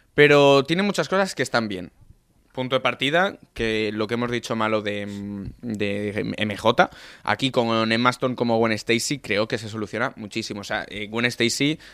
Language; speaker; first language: Spanish; non-native, local second language; Catalan